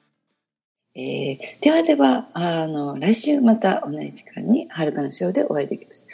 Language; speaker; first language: Japanese; native; Japanese